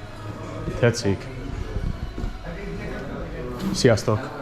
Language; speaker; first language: Hungarian; non-native, learner; English